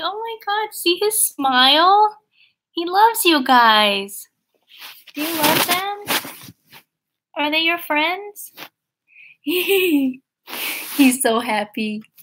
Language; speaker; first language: English; native; English